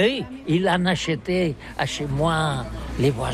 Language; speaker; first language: French; non-native, learner; Catalan